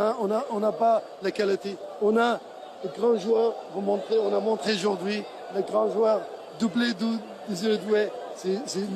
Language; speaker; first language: French; non-native, learner; Arabic